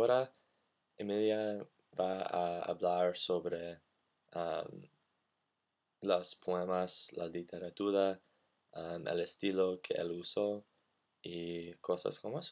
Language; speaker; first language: Spanish; non-native, learner; English